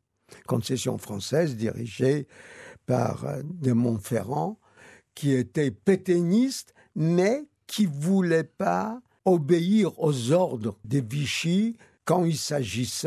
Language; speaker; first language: French; non-native, fluent; Yiddish